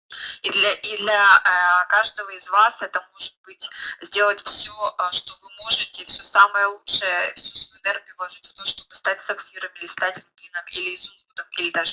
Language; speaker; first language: Russian; native; Russian